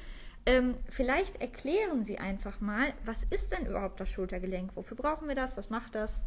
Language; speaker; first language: German; native; German